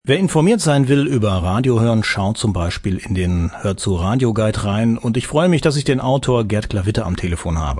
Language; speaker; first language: German; native; German